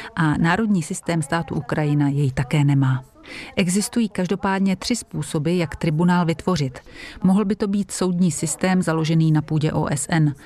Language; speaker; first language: Czech; non-native, fluent; Hungarian